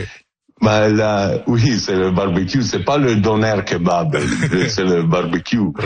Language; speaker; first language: French; non-native, learner; Italian